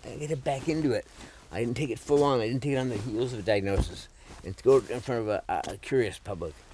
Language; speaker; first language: English; native; English